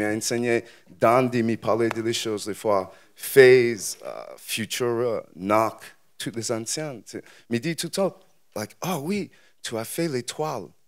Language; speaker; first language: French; non-native, learner; English